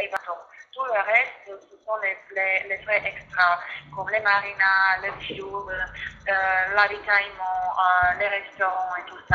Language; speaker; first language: French; non-native, fluent; Croatian